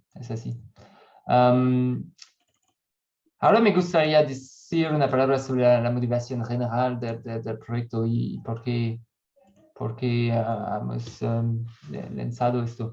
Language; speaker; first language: Spanish; non-native, learner; French